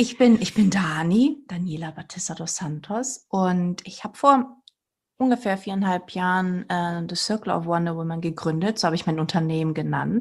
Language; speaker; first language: German; early bilingual, other home language; Portuguese